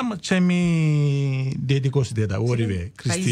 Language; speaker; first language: Georgian; non-native, learner; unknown